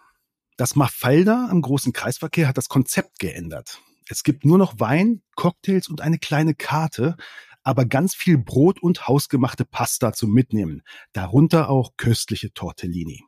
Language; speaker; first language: German; native; German